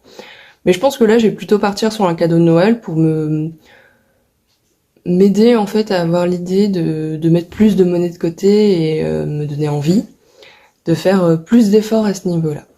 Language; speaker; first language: French; native; French